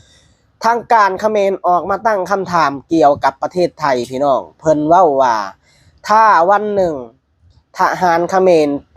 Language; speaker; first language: Thai; non-native, local second language; Lao